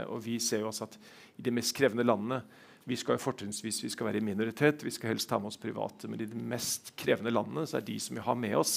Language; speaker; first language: Norwegian; native; Norwegian